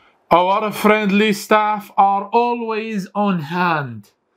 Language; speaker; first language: English; non-native, fluent; Arabic